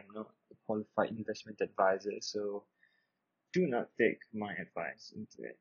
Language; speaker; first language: English; non-native, local second language; Malay